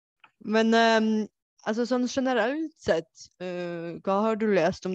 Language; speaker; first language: Norwegian; non-native, fluent; Bulgarian